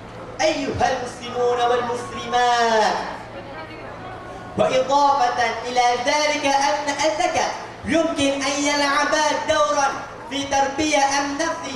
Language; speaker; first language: Arabic; non-native, learner; Malay